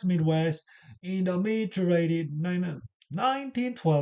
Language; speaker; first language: English; non-native, learner; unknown